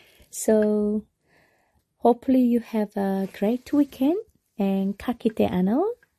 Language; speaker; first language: English; non-native, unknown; Korean